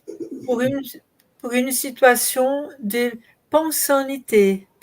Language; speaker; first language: French; non-native, learner; Portuguese